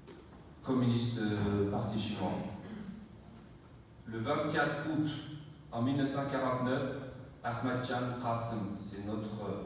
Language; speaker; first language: French; non-native, fluent; Uyghur